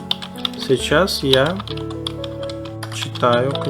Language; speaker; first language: Russian; non-native, fluent; Uzbek